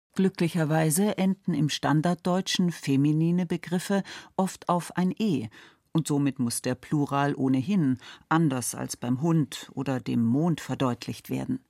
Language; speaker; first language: German; native; German